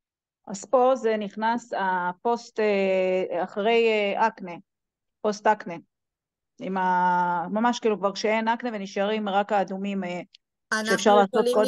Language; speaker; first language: Hebrew; native; Hebrew